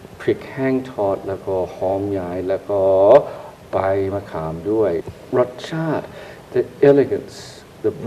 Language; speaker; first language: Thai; non-native, fluent; English